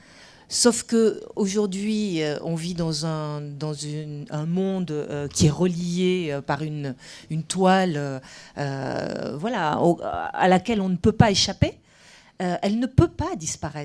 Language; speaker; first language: French; native; French